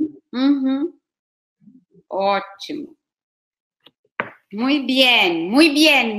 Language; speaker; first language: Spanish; non-native, learner; Portuguese